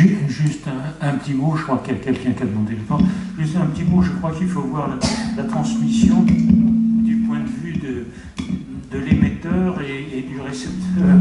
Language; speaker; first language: French; native; French